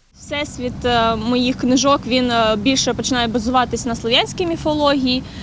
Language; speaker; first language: Ukrainian; native; Ukrainian